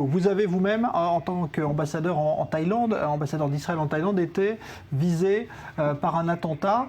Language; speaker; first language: French; native; French